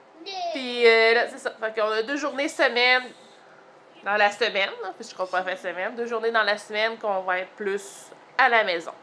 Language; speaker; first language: French; native; French